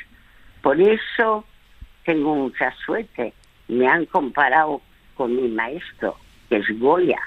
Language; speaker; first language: Spanish; early bilingual, other home language; French